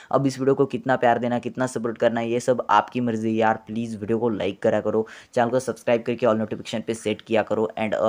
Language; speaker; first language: Hindi; non-native, local second language; Marathi